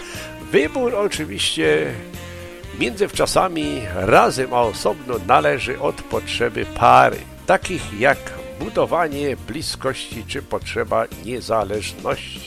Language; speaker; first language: Polish; early bilingual, heritage; Polish